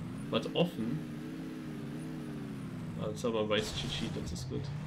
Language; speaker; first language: English; non-native, fluent; German